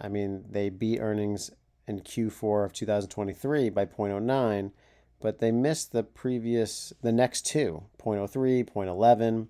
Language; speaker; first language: English; native; English